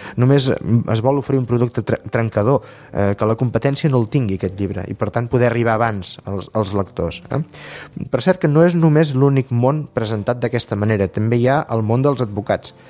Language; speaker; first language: Catalan; native; Catalan